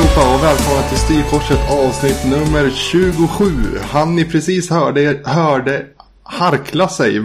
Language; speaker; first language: Swedish; native; Swedish